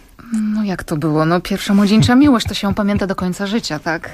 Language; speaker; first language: Polish; early bilingual, heritage; Polish